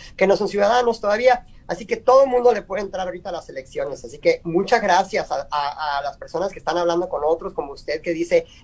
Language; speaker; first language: Spanish; native; Spanish